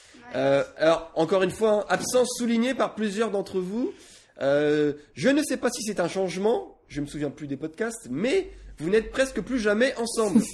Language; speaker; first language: French; native; French